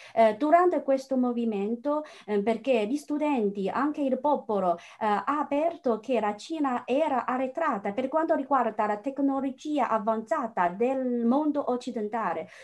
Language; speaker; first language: Italian; non-native, fluent; Chinese